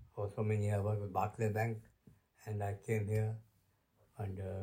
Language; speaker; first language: English; non-native, local second language; Luo (Kenya and Tanzania)